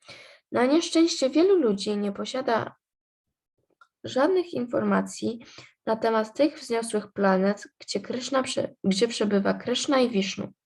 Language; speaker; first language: Polish; native; Polish